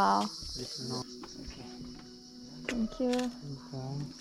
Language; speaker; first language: English; non-native, learner; Turkish